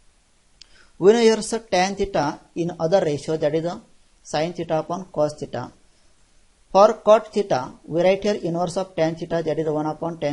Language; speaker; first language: English; non-native, local second language; Marathi